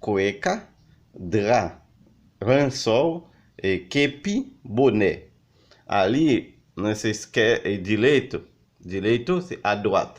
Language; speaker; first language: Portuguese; non-native, learner; Haitian Creole